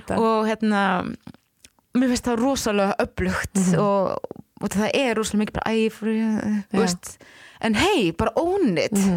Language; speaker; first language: Icelandic; non-native, fluent; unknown